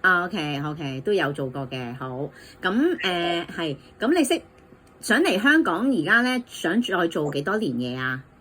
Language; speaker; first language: Cantonese; native; Cantonese